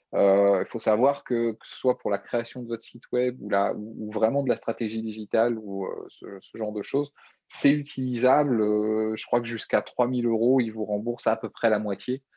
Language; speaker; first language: French; native; French